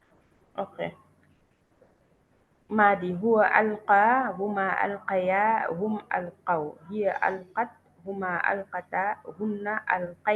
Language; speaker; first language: Arabic; non-native, learner; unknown